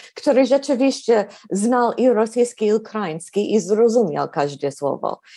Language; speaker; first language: Polish; non-native, fluent; English